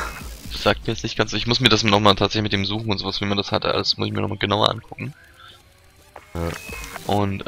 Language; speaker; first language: German; native; German